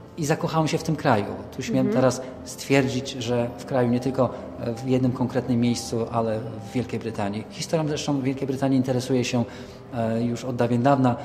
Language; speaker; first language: Polish; native; Polish